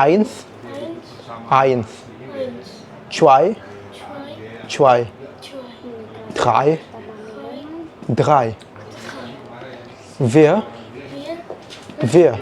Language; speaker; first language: German; non-native, learner; Indonesian